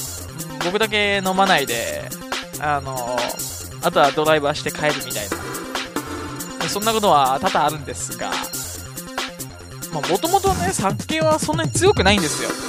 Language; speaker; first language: Japanese; native; Japanese